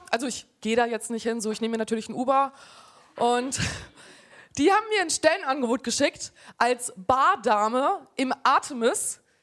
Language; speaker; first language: German; native; German